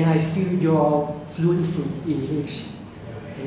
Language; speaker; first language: English; non-native, fluent; Vietnamese